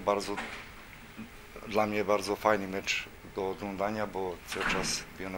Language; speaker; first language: Polish; non-native, learner; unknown